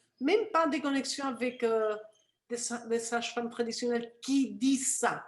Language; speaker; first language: French; non-native, fluent; Spanish